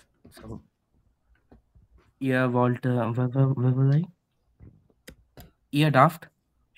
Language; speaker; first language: German; non-native, learner; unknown